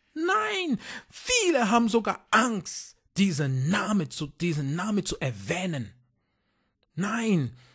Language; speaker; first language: German; non-native, fluent; French